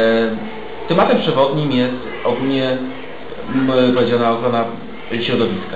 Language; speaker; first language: Polish; native; Polish